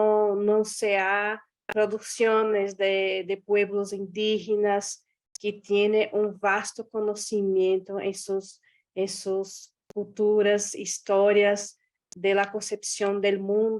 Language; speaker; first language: Spanish; non-native, fluent; Guarani